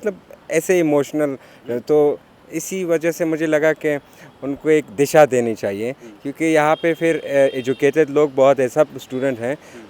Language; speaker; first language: Hindi; non-native, fluent; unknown